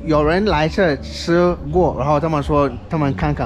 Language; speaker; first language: Chinese; non-native, fluent; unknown